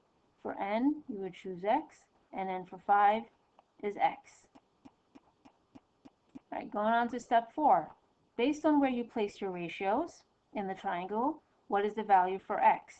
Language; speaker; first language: English; native; English